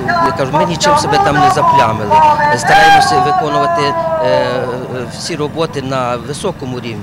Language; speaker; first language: Ukrainian; native; Ukrainian